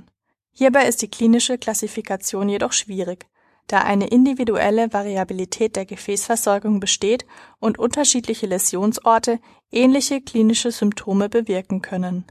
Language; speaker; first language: German; native; German